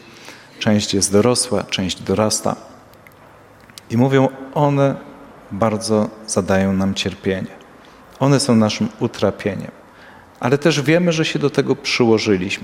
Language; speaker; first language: Polish; native; Polish